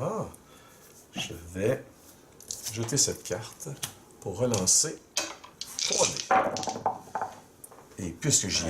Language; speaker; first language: French; native; French